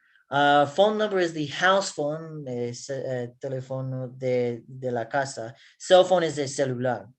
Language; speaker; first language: Spanish; non-native, learner; English